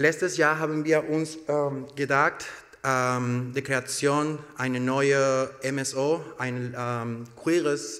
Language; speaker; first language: German; non-native, learner; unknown